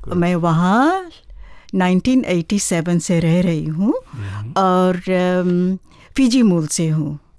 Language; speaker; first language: Hindi; native; Hindi